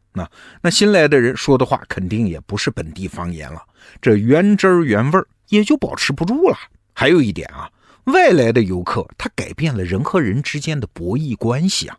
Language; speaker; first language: Chinese; native; Chinese